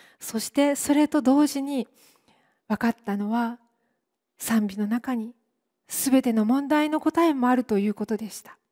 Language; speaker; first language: Japanese; native; Japanese